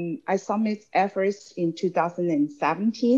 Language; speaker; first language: English; non-native, local second language; Cantonese